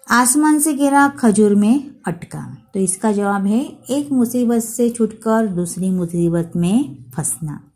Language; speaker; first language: Hindi; non-native, local second language; Gujarati